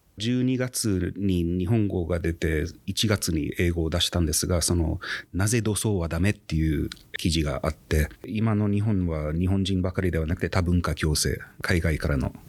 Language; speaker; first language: Japanese; non-native, fluent; English